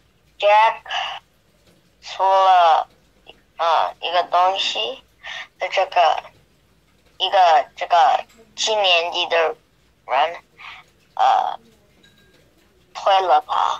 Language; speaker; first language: Chinese; non-native, learner; English